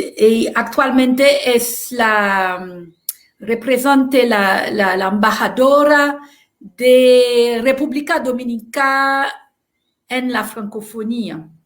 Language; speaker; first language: Spanish; non-native, fluent; French